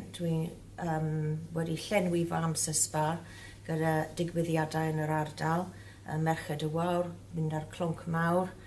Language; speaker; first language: Welsh; non-native, local second language; English